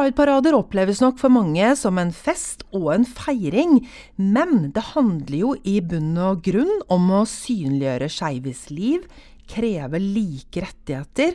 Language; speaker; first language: Norwegian; native; Norwegian